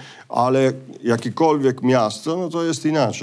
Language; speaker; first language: Polish; non-native, fluent; Italian